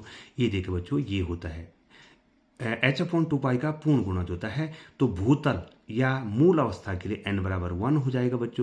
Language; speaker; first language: Hindi; native; Hindi